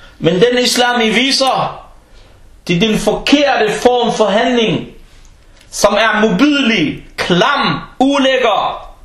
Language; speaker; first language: Danish; early bilingual, other home language; Arabic